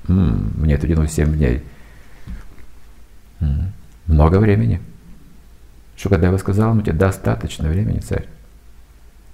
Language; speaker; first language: Russian; native; Russian